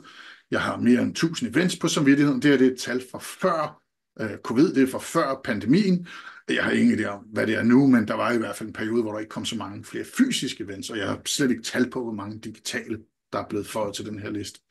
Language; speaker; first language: Danish; native; Danish